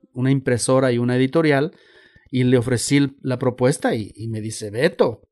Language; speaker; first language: Spanish; native; Spanish